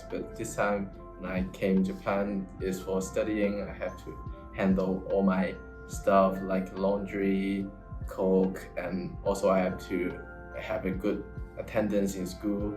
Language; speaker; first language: English; non-native, local second language; Cantonese